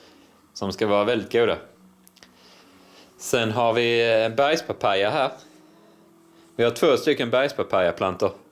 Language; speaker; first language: Swedish; native; Swedish